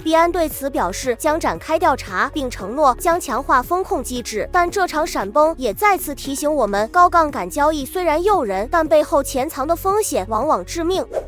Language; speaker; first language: Chinese; native; Chinese